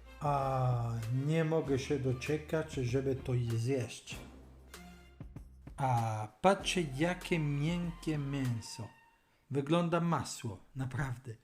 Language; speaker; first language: Polish; non-native, learner; Italian